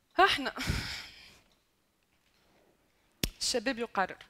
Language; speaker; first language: Arabic; native; Arabic